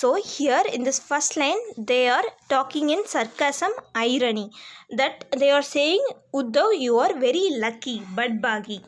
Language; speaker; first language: English; non-native, local second language; Hindi